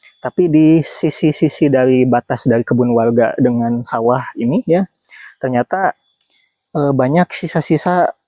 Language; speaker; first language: Indonesian; non-native, local second language; Sundanese